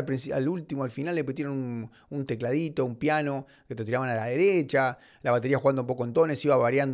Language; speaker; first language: Spanish; native; Spanish